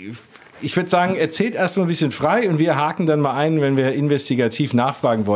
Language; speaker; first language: German; native; German